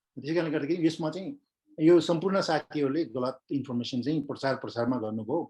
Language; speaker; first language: Nepali; non-native, local second language; Sherpa